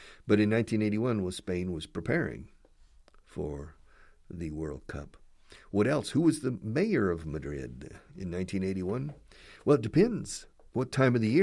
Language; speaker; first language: English; native; English